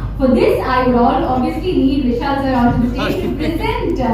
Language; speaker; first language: English; non-native, local second language; Tamil